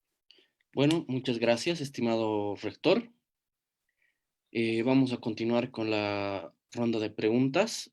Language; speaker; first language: Spanish; native; Spanish